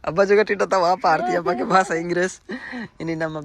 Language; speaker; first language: Indonesian; non-native, learner; Urdu